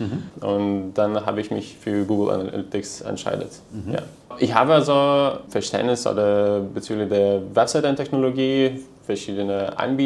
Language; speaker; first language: German; non-native, learner; Lithuanian